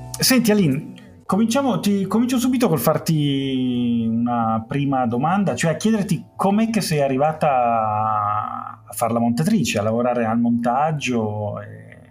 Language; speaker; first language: Italian; native; Italian